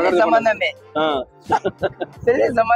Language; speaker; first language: Hindi; non-native, local second language; Tibetan